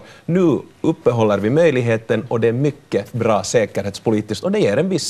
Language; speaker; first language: Swedish; native; Swedish